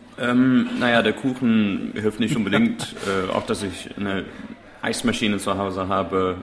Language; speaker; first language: German; non-native, fluent; English